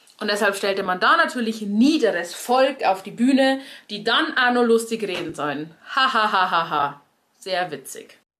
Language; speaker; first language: German; native; German